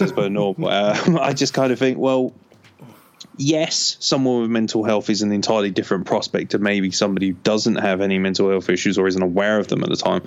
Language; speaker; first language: English; native; English